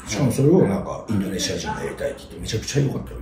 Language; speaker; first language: Japanese; native; Japanese